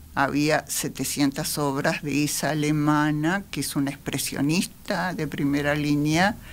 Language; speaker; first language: Spanish; native; Spanish